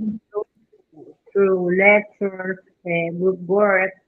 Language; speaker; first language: English; non-native, fluent; Spanish